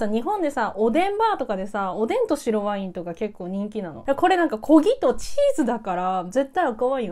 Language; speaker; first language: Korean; non-native, learner; Japanese